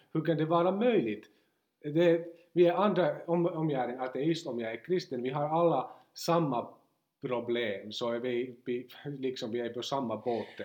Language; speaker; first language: Swedish; non-native, local second language; Finnish